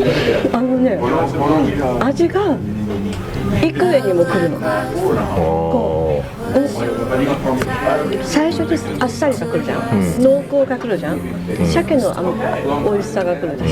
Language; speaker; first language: Japanese; native; Japanese